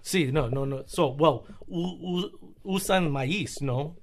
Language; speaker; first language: Spanish; early bilingual, heritage; Spanish